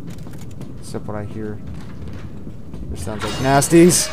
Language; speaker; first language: English; native; English